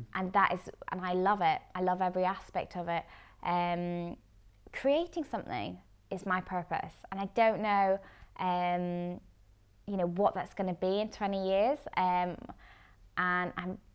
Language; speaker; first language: English; native; English